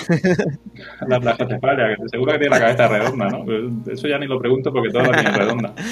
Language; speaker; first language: Spanish; native; Spanish